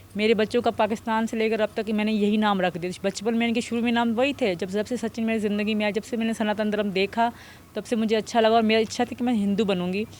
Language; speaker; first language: Urdu; non-native, local second language; Sindhi